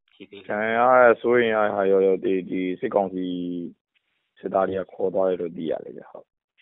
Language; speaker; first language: Burmese; native; Burmese